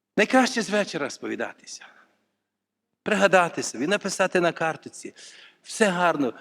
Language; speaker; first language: Ukrainian; native; Ukrainian